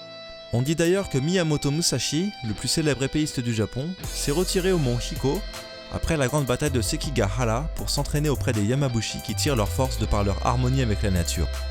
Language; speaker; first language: French; native; French